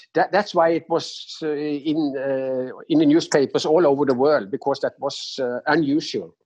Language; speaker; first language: English; non-native, fluent; Norwegian